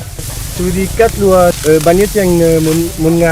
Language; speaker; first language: Vietnamese; non-native, learner; French